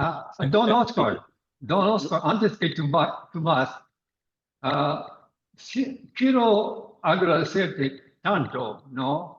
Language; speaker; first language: Spanish; non-native, fluent; English